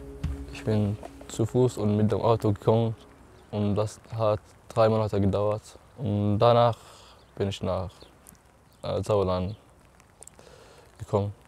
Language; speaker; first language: German; non-native, learner; Arabic